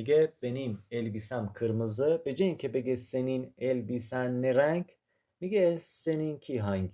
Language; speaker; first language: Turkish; non-native, fluent; Persian